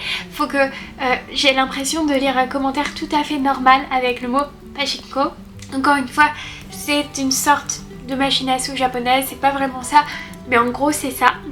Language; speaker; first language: French; native; French